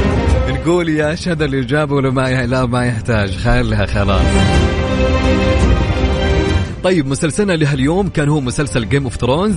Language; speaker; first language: Arabic; native; Arabic